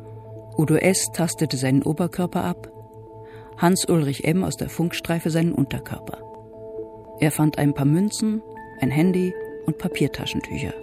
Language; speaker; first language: German; native; German